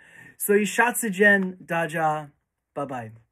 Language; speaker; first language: Chinese; non-native, learner; English